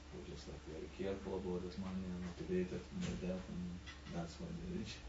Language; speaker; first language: English; non-native, fluent; Lithuanian